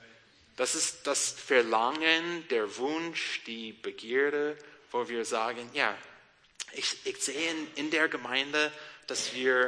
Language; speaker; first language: German; non-native, learner; English